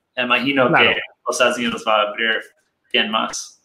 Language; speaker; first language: Spanish; non-native, fluent; Portuguese